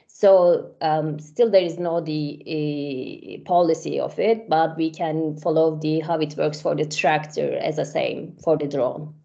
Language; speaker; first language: English; non-native, fluent; Turkish